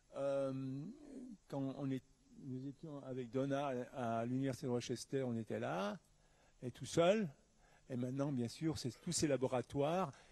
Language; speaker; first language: French; native; French